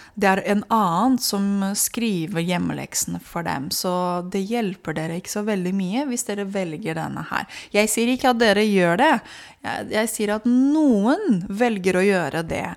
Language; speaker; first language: Norwegian; non-native, fluent; Romanian